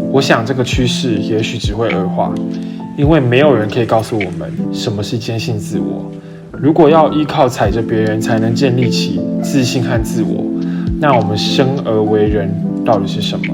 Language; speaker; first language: Chinese; native; Chinese